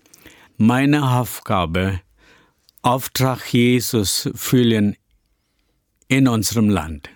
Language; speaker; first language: German; non-native, learner; Tamil